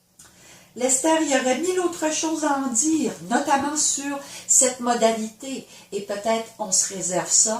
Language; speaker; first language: French; native; French